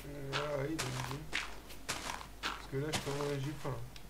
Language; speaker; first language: French; native; French